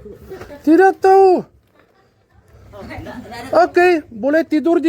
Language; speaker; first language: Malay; non-native, learner; German